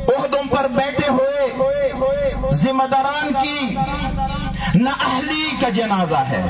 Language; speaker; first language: Urdu; non-native, local second language; Pashto